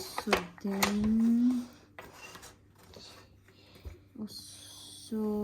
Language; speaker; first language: Norwegian; non-native, learner; Filipino